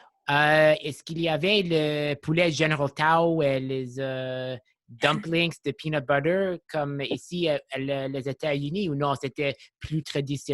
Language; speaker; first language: French; non-native, local second language; English